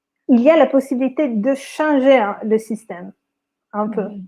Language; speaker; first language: French; non-native, fluent; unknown